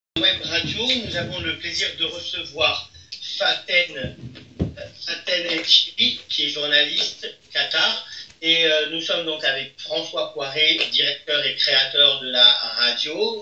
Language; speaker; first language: French; native; French